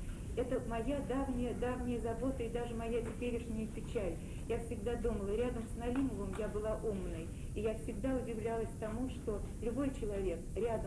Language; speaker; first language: Russian; native; Russian